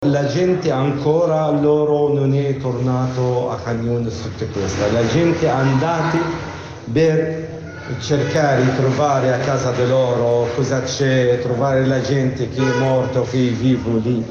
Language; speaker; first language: Italian; non-native, learner; Arabic